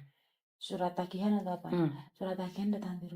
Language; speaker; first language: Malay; non-native, local second language; Javanese